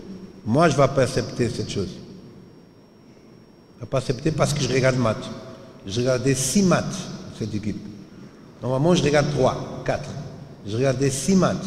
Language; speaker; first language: French; non-native, learner; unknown